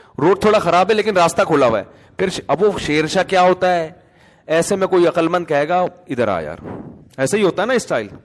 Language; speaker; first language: Urdu; native; Urdu